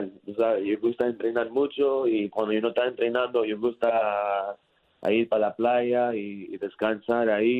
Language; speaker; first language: Spanish; early bilingual, heritage; English